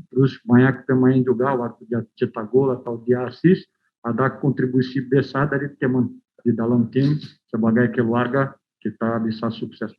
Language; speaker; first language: Indonesian; non-native, fluent; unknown